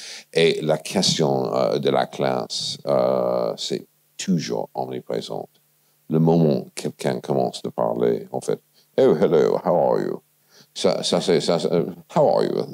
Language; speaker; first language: French; non-native, fluent; English